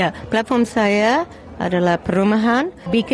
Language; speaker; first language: Indonesian; non-native, fluent; English